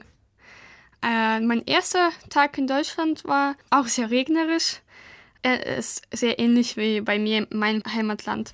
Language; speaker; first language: German; non-native, fluent; Russian